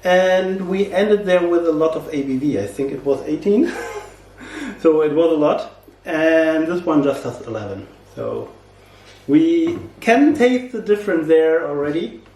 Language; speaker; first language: English; non-native, learner; German